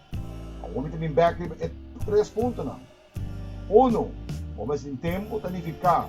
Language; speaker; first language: Portuguese; non-native, learner; Papiamento